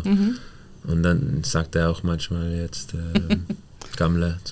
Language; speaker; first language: German; non-native, fluent; Danish